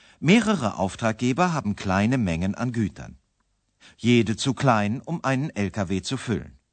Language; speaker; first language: German; native; German